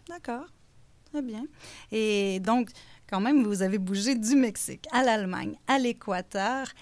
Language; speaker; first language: French; native; French